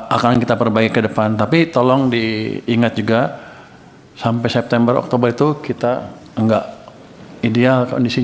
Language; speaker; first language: Indonesian; native; Indonesian